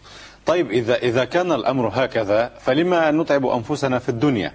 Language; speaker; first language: Arabic; native; Arabic